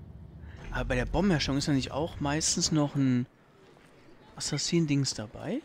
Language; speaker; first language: German; native; German